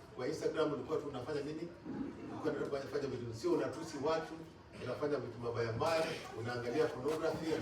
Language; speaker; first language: Swahili; non-native, local second language; Luo (Kenya and Tanzania)